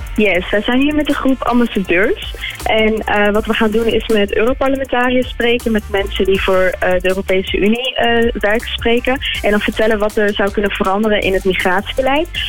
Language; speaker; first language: Dutch; early bilingual, other home language; Arabic